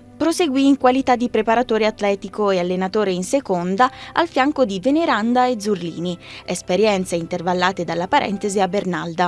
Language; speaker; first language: Italian; native; Italian